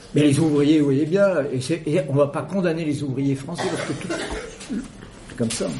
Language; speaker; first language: French; native; French